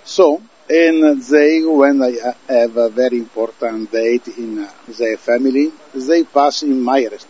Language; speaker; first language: English; non-native, learner; Italian